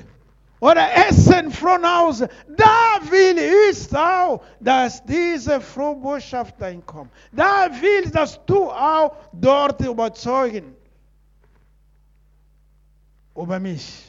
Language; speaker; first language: German; non-native, learner; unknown